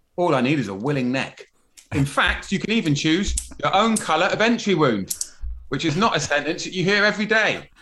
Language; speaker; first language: English; native; English